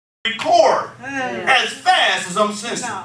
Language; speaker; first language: English; native; English